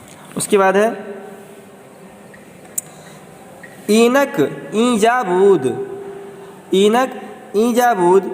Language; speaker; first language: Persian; non-native, fluent; Urdu